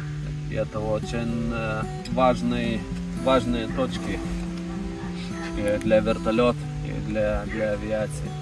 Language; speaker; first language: Russian; non-native, fluent; Lithuanian